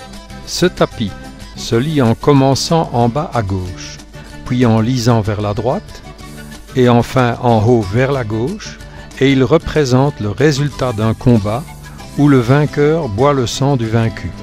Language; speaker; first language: French; native; French